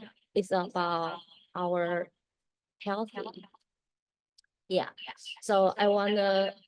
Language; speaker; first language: English; non-native, learner; Chinese